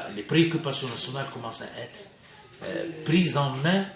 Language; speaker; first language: French; non-native, local second language; Arabic